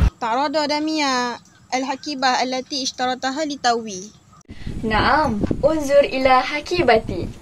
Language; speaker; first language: Arabic; non-native, learner; Malay